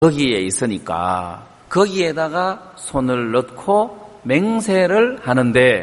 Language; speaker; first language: Korean; native; Korean